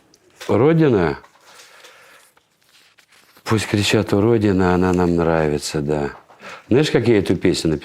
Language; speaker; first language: Russian; native; Russian